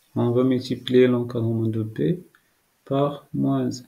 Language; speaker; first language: French; non-native, local second language; Arabic